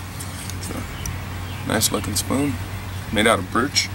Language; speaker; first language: English; native; English